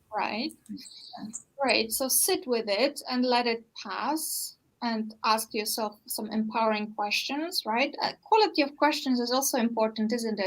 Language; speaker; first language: English; non-native, fluent; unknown